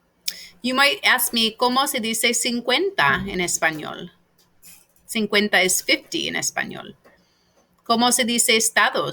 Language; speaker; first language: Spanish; non-native, fluent; English